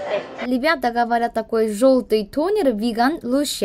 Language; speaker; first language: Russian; non-native, learner; Korean